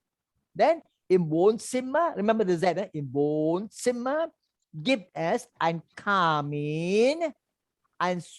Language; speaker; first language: German; non-native, learner; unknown